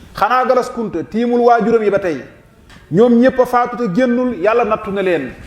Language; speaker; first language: Wolof; native; Wolof